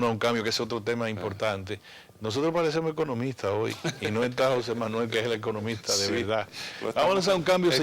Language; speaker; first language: Spanish; native; Spanish